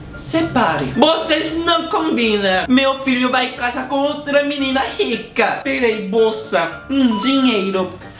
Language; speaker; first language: Portuguese; non-native, fluent; Korean